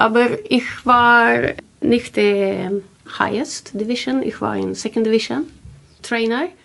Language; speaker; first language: German; non-native, learner; Swedish